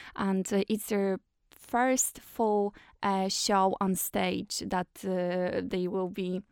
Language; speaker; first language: English; non-native, fluent; Polish